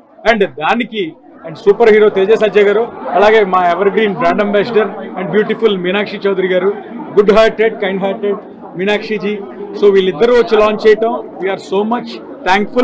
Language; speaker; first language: Telugu; native; Telugu